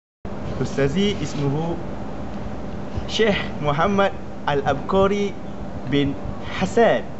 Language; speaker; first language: Arabic; non-native, learner; Malay